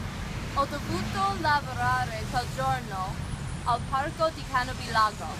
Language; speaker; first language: Italian; non-native, learner; English